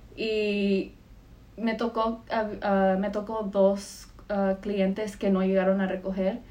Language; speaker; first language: Spanish; early bilingual, heritage; Spanish